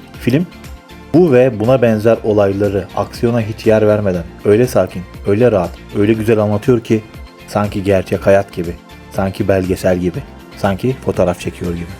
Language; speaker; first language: Turkish; native; Turkish